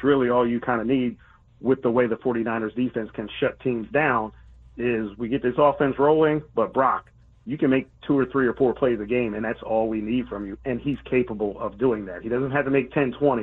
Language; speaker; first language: English; native; English